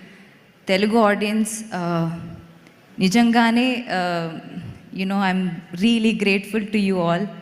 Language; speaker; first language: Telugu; non-native, local second language; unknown